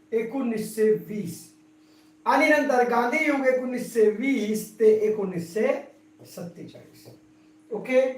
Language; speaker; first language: Marathi; non-native, local second language; Hindi